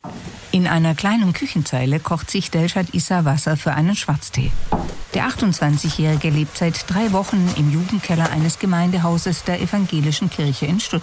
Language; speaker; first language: German; native; German